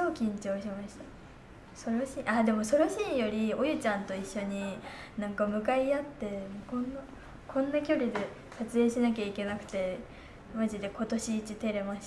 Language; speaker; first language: Japanese; native; Japanese